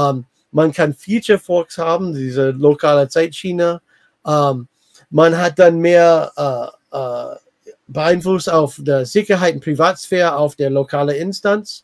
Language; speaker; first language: German; non-native, learner; English